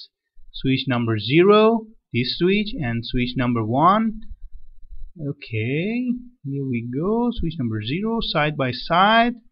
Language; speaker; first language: English; non-native, fluent; Persian